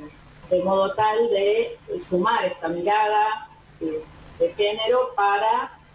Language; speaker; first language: Spanish; native; Spanish